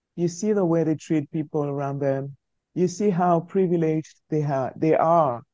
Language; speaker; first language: English; non-native, local second language; French